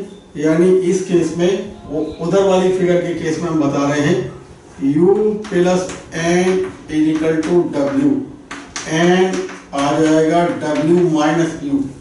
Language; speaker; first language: Hindi; native; Hindi